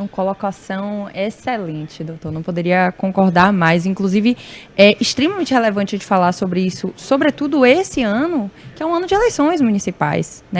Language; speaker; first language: Portuguese; native; Portuguese